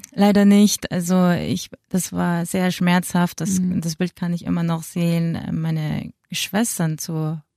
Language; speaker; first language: German; early bilingual, other home language; Filipino